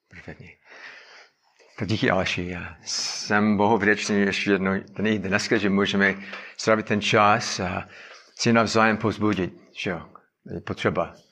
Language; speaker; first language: Czech; non-native, learner; English